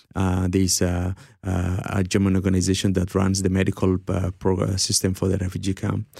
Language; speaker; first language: English; early bilingual, other home language; Somali